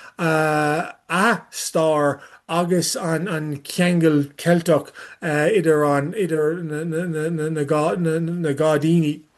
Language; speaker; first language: Irish; non-native, learner; English